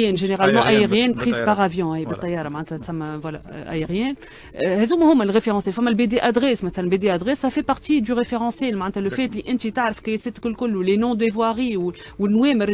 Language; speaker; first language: Arabic; native; Arabic